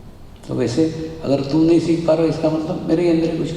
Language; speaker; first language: Hindi; native; Hindi